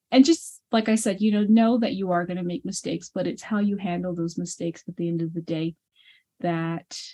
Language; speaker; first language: English; early bilingual, other home language; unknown